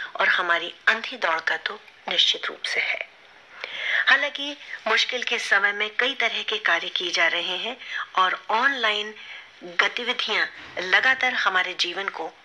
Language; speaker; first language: Hindi; native; Hindi